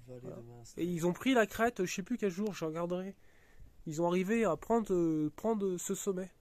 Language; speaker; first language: French; native; French